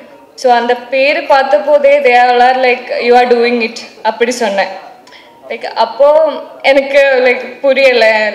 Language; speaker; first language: Tamil; non-native, learner; Malayalam